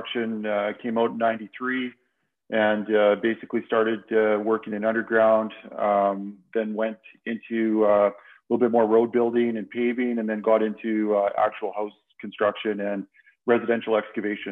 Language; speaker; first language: English; native; English